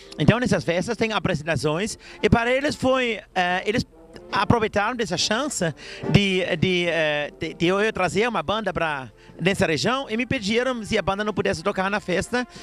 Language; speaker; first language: Portuguese; non-native, fluent; German